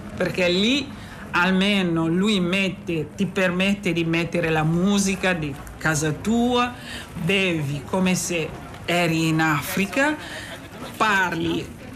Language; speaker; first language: Italian; non-native, fluent; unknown